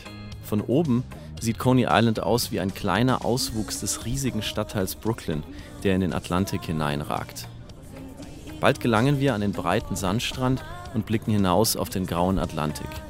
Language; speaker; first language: German; native; German